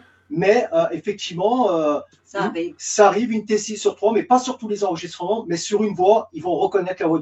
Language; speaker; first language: French; native; French